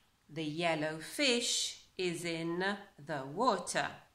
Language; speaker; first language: English; non-native, fluent; Italian